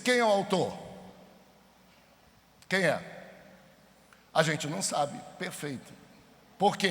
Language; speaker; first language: Portuguese; native; Portuguese